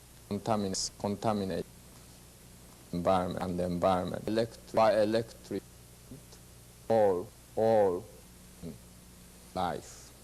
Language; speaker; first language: English; non-native, learner; Japanese